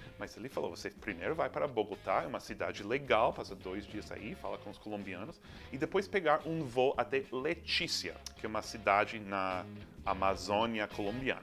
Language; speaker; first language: Portuguese; non-native, fluent; English